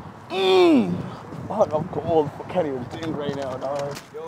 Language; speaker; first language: English; early bilingual, other home language; Spanish